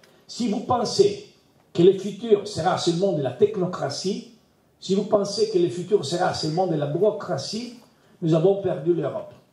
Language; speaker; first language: French; non-native, learner; Italian